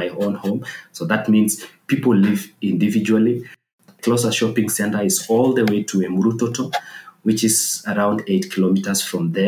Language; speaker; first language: English; non-native, local second language; Masai